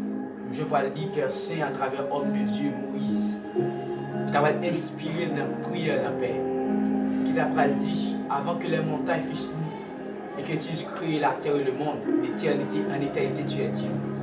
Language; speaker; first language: French; non-native, local second language; Haitian Creole